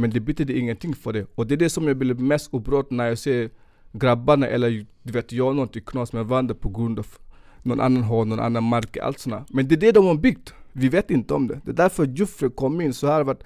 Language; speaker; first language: Swedish; non-native, fluent; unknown